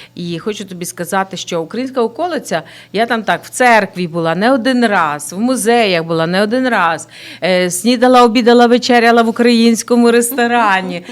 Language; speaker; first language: Ukrainian; native; Ukrainian